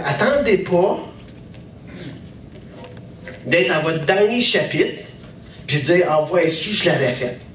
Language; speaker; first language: French; native; French